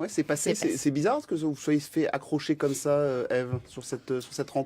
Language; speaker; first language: French; native; French